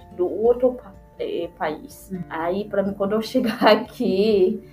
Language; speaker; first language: Portuguese; non-native, fluent; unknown